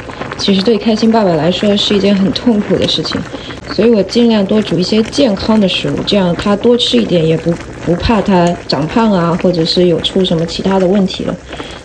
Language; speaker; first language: Chinese; native; Chinese